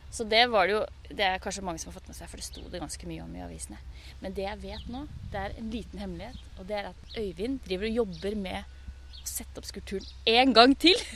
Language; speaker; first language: Norwegian; native; Norwegian